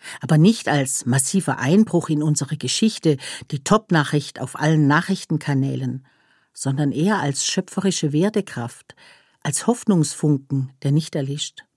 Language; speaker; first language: German; native; German